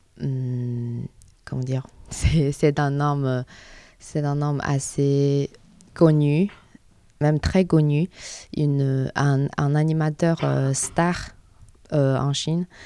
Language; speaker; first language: French; non-native, learner; Chinese